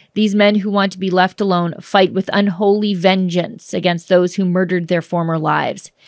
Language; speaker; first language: English; native; English